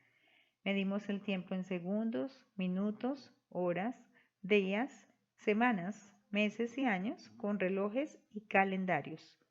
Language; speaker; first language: Spanish; native; Spanish